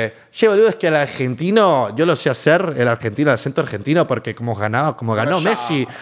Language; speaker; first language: Spanish; early bilingual, heritage; Spanish